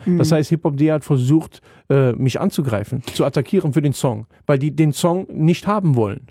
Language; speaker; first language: German; native; German